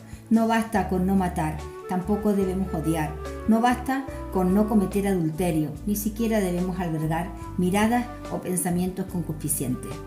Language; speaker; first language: Spanish; native; Spanish